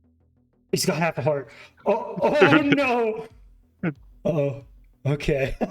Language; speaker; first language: English; native; English